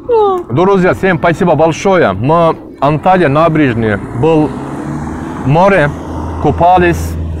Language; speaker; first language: Russian; non-native, learner; Turkish